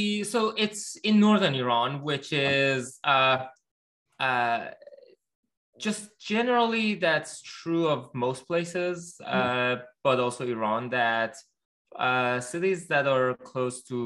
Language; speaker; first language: English; non-native, fluent; Persian